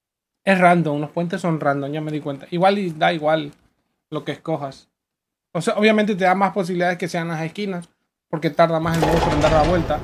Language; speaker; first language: Spanish; native; Spanish